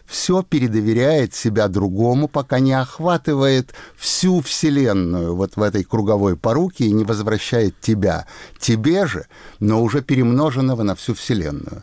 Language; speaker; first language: Russian; native; Russian